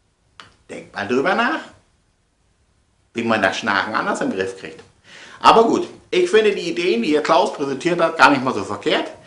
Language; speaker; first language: German; native; German